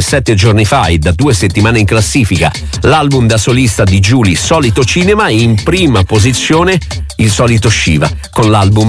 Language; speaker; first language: Italian; native; Italian